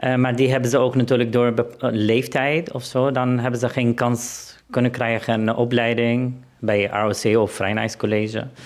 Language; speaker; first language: Dutch; non-native, fluent; Arabic